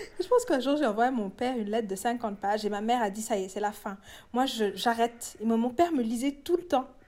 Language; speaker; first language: French; non-native, local second language; Wolof